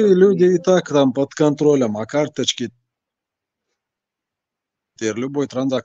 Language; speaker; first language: Russian; non-native, local second language; Chechen